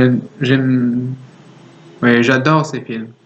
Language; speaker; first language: French; non-native, learner; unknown